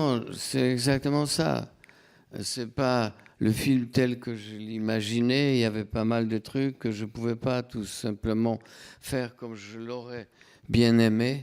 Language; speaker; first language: French; non-native, fluent; Polish